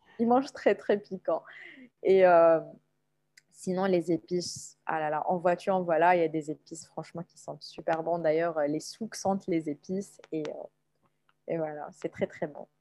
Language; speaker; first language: French; non-native, local second language; Arabic